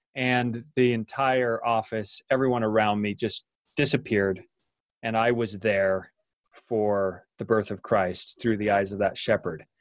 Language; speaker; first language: English; native; English